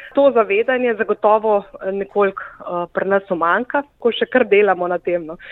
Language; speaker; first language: Slovenian; native; Slovenian